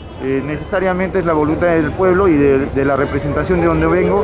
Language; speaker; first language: Spanish; native; Spanish